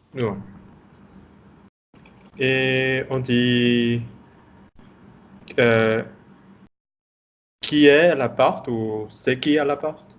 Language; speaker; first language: French; non-native, fluent; Vietnamese